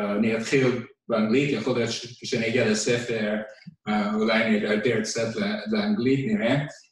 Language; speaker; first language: Hebrew; non-native, fluent; English